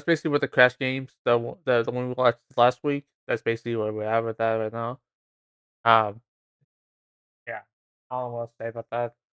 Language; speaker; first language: English; native; English